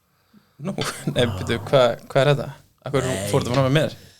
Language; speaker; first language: Icelandic; native; Icelandic